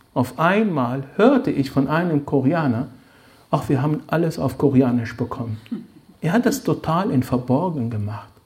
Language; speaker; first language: German; non-native, fluent; Arabic